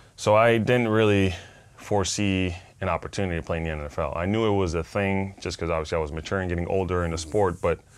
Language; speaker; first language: English; non-native, fluent; Spanish